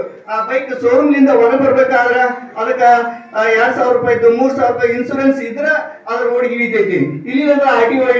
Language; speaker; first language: Kannada; native; Kannada